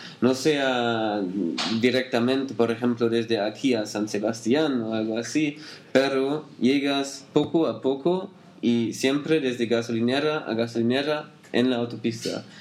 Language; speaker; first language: Spanish; non-native, learner; German